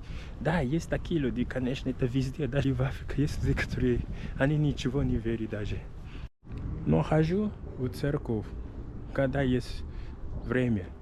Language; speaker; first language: Russian; non-native, learner; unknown